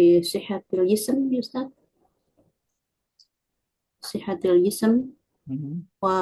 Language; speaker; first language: Arabic; non-native, learner; Indonesian